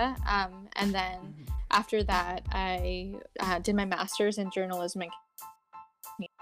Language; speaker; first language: English; native; English